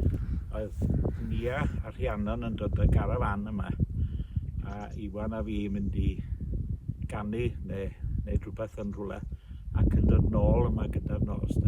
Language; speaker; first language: Welsh; native; Welsh